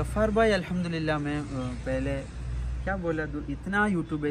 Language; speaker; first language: Hindi; non-native, local second language; Malayalam